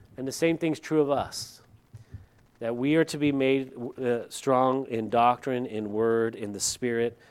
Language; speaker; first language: English; early bilingual, other home language; Dutch